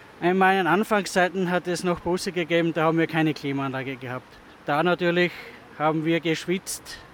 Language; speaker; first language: German; native; German